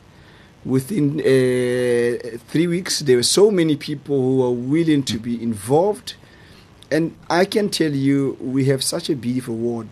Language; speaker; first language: English; non-native, local second language; Southern Sotho